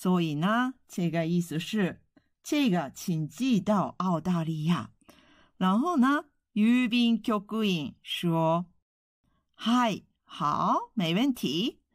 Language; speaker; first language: Chinese; non-native, fluent; Japanese